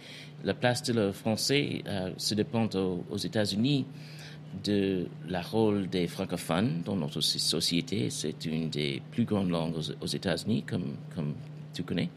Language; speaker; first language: French; non-native, fluent; English